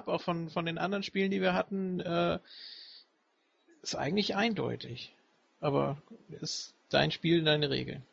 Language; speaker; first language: German; native; German